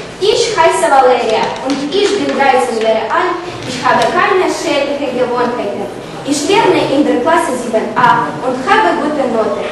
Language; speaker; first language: German; non-native, learner; Ukrainian